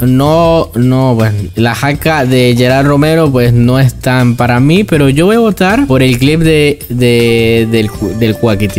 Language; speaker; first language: Spanish; native; Spanish